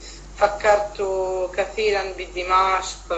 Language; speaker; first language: Arabic; non-native, learner; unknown